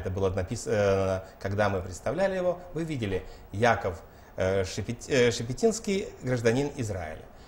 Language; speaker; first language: Russian; native; Russian